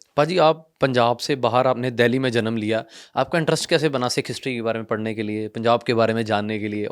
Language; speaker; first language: Hindi; non-native, local second language; Punjabi